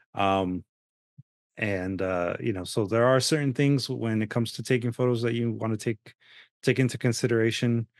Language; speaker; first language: English; early bilingual, other home language; Spanish